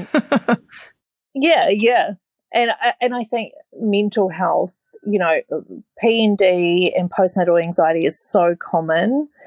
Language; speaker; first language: English; native; English